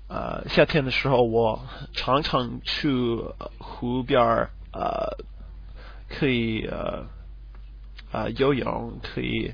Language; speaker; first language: Chinese; non-native, learner; English